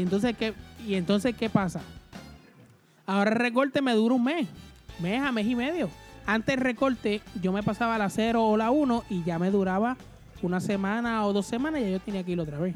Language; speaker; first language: Spanish; native; Spanish